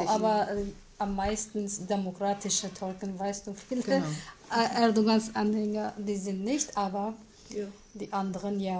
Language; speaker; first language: German; non-native, learner; Kurdish